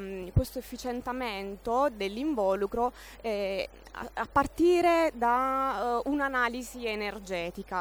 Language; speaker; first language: Italian; native; Italian